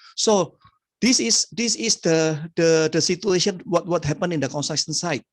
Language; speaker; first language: English; non-native, fluent; Indonesian